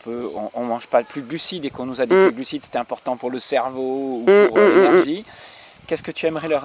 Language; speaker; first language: French; native; French